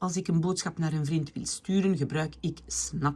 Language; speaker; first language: Dutch; non-native, fluent; French